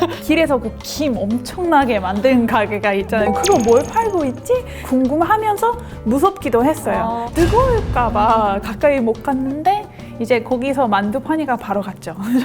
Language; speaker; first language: Korean; non-native, fluent; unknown